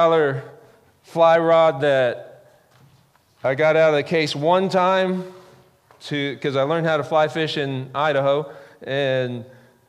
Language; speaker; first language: English; native; English